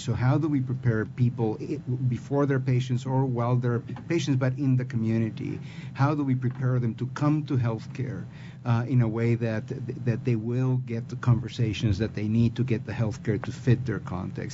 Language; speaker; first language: English; non-native, fluent; Spanish